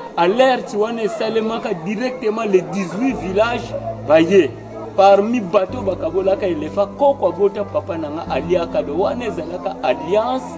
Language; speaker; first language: Lingala; non-native, local second language; Kongo